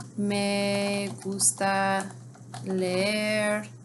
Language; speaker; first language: Spanish; non-native, fluent; English